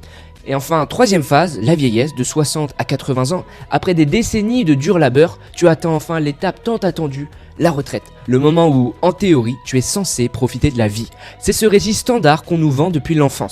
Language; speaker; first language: French; native; French